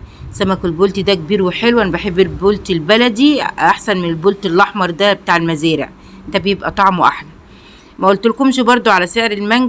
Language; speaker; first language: Arabic; native; Arabic